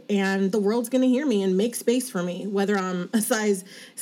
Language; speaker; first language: English; native; English